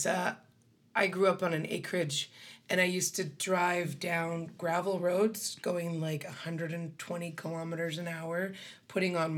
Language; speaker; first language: English; native; English